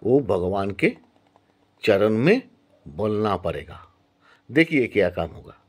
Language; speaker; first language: Hindi; non-native, local second language; Bangla